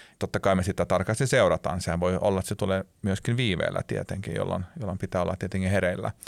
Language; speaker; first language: Finnish; non-native, local second language; Swedish